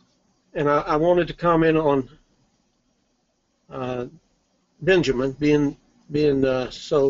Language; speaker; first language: English; native; English